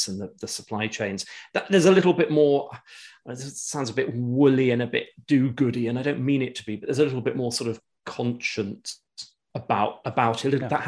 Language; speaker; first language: English; native; English